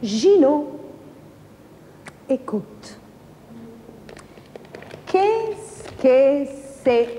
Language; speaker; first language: French; non-native, fluent; Italian